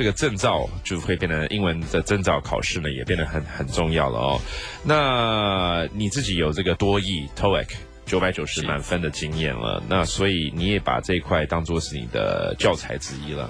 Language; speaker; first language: Chinese; native; Chinese